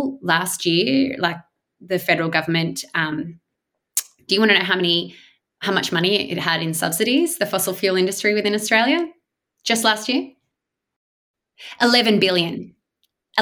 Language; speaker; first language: English; native; English